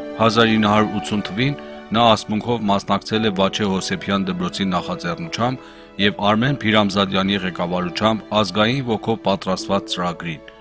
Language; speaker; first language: Armenian; early bilingual, heritage; Armenian